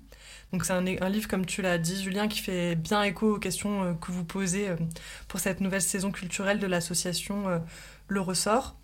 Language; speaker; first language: French; native; French